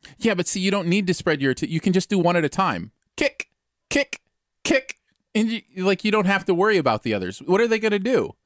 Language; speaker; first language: English; native; English